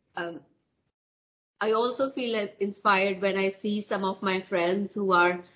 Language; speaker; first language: English; non-native, local second language; Hindi